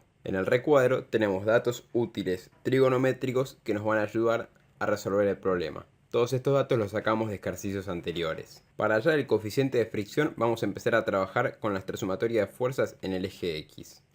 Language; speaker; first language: Spanish; native; Spanish